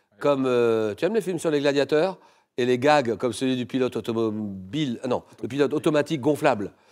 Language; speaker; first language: French; native; French